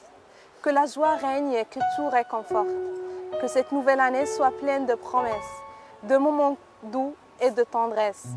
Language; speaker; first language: French; non-native, local second language; Arabic